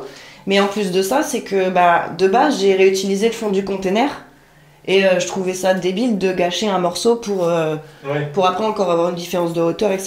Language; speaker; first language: French; native; French